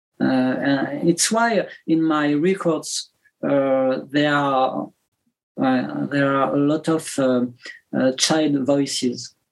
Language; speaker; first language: English; non-native, learner; French